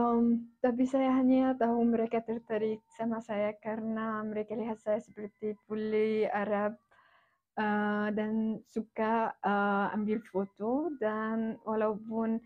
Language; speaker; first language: Indonesian; non-native, fluent; Arabic